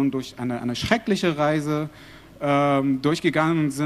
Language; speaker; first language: German; non-native, fluent; Arabic